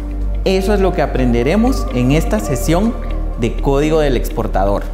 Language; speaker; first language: Spanish; native; Spanish